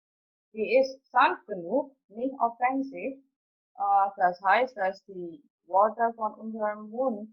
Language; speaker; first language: German; non-native, fluent; Indonesian